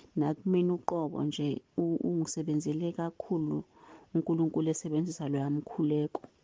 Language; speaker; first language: Zulu; native; Zulu